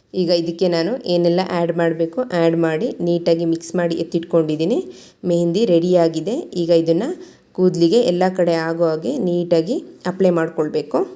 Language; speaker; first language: Kannada; native; Kannada